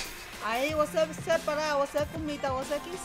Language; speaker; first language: Portuguese; non-native, learner; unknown